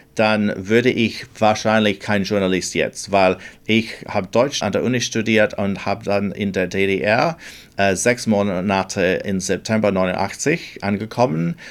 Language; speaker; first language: German; non-native, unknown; English